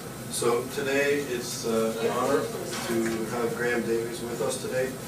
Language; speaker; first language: English; native; English